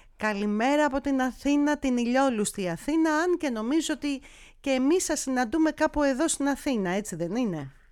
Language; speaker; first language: Greek; native; Greek